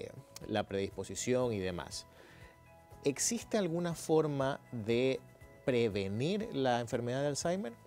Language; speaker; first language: Spanish; native; Spanish